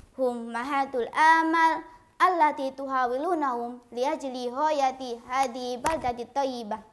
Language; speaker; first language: Arabic; non-native, learner; Indonesian